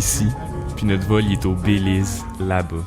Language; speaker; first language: French; native; French